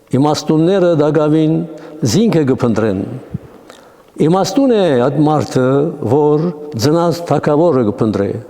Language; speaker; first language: Armenian; native; Armenian